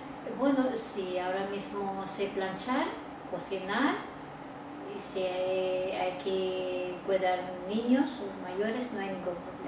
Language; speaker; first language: Spanish; non-native, local second language; Filipino